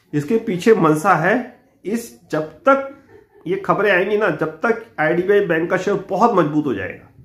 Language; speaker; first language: Hindi; native; Hindi